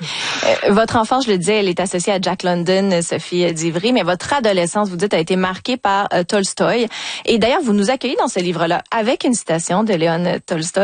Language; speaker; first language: French; native; French